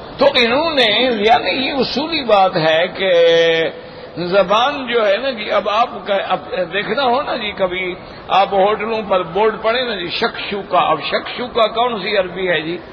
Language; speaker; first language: Urdu; non-native, local second language; Saraiki